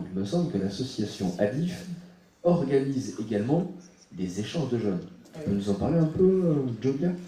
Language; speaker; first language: French; native; French